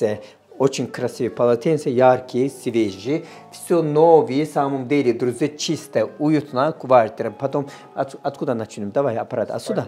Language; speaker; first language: Russian; non-native, fluent; Turkish